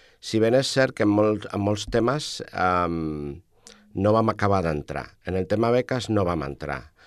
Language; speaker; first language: Catalan; native; Catalan